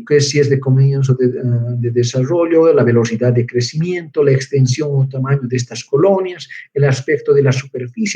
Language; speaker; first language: Spanish; native; Spanish